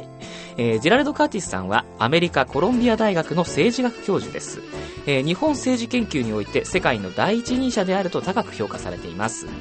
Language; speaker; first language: Japanese; native; Japanese